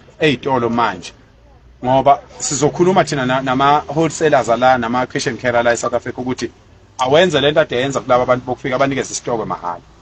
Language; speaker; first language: Zulu; native; Zulu